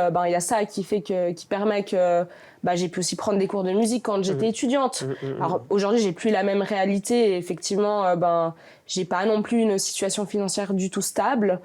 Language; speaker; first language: French; native; French